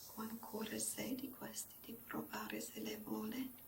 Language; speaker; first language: Italian; non-native, learner; English